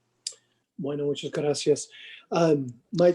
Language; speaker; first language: Spanish; non-native, learner; English